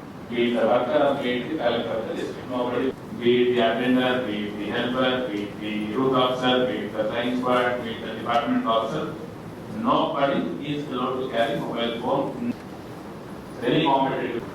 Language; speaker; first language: English; non-native, local second language; Telugu